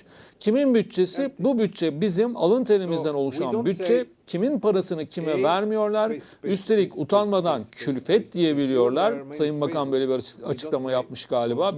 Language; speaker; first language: Turkish; native; Turkish